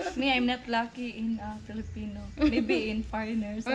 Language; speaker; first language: English; non-native, local second language; Filipino